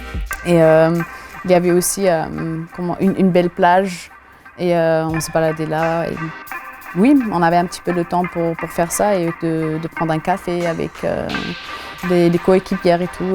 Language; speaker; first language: French; non-native, local second language; German